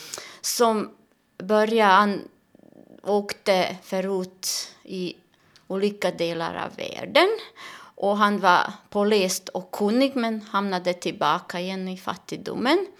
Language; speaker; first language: Swedish; non-native, learner; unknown